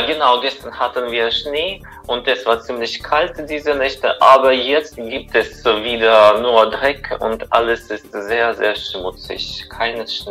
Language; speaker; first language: German; non-native, fluent; Russian